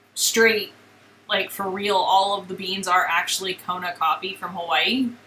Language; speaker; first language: English; native; English